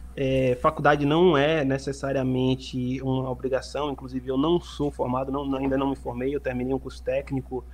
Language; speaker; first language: Portuguese; native; Portuguese